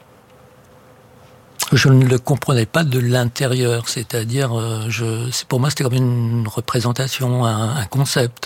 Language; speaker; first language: French; native; French